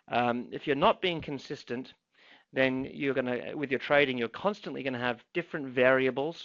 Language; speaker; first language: English; native; English